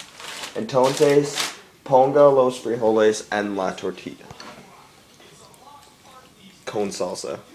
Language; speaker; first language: Spanish; non-native, learner; English